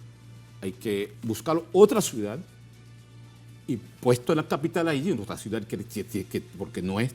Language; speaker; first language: Spanish; non-native, fluent; Haitian Creole